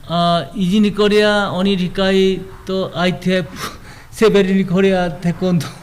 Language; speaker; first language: Czech; non-native, learner; Korean